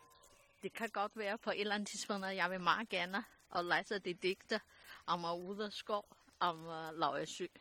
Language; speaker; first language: Danish; non-native, learner; Chinese